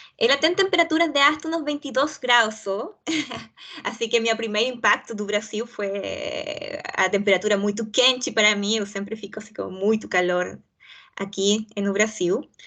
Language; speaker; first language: Portuguese; non-native, fluent; Spanish